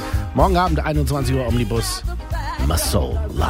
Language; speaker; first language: German; native; German